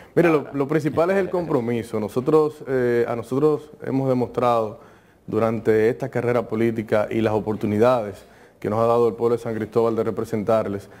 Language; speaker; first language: Spanish; native; Spanish